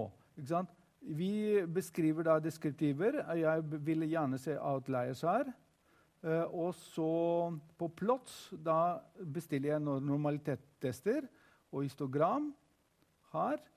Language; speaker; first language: Norwegian; non-native, fluent; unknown